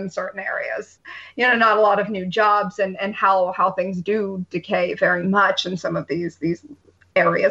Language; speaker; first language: English; native; English